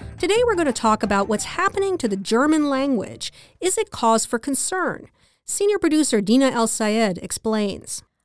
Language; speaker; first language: English; native; English